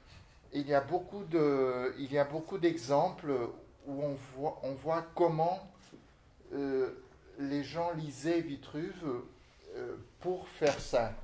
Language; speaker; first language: French; non-native, fluent; Portuguese